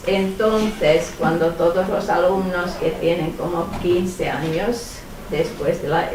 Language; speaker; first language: Spanish; non-native, fluent; Finnish